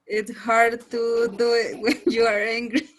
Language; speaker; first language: English; non-native, learner; Spanish